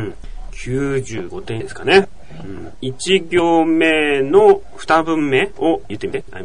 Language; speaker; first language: Japanese; native; Japanese